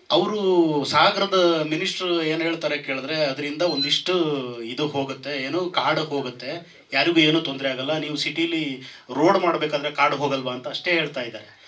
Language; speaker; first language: Kannada; native; Kannada